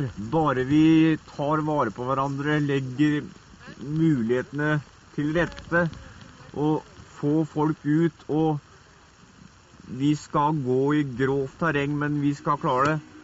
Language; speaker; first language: Norwegian; native; Norwegian